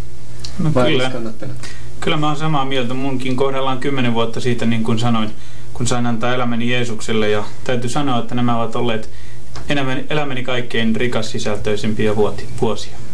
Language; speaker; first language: Finnish; native; Finnish